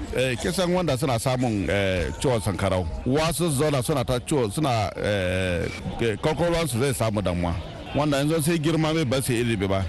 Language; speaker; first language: Hausa; non-native, local second language; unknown